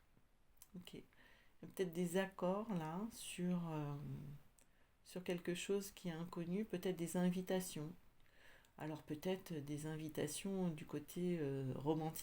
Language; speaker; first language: French; native; French